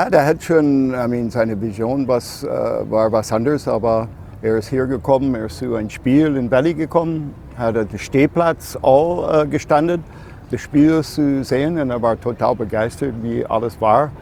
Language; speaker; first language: German; non-native, fluent; English